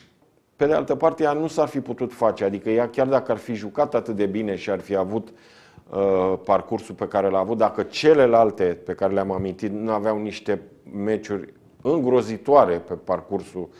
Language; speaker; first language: Romanian; native; Romanian